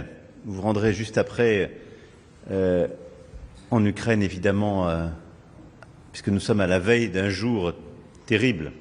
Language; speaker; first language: French; native; French